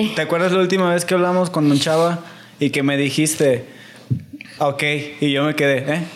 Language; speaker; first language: Spanish; native; Spanish